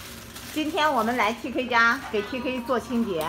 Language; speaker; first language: Chinese; native; Chinese